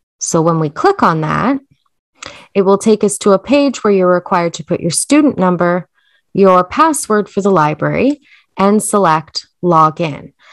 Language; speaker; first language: English; native; English